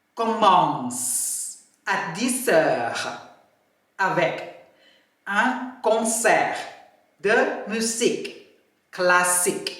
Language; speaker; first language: French; non-native, fluent; Thai